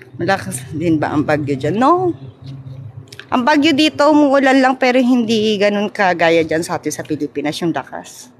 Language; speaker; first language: Filipino; non-native, local second language; Cebuano